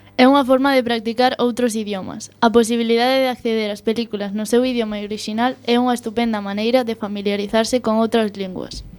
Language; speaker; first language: Galician; non-native, local second language; Spanish